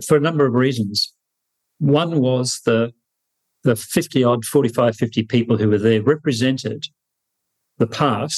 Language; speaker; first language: English; native; English